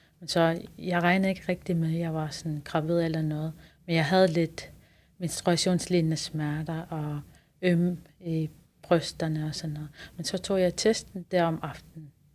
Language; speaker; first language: Danish; non-native, local second language; Kalaallisut